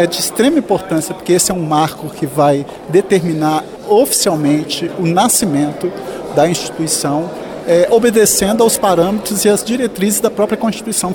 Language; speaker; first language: Portuguese; native; Portuguese